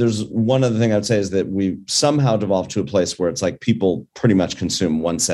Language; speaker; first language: English; native; English